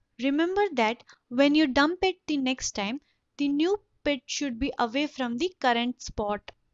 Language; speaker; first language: English; non-native, local second language; Tamil